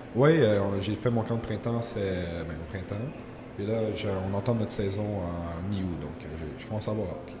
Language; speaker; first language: French; early bilingual, heritage; French